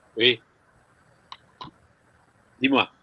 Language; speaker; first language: French; non-native, fluent; Italian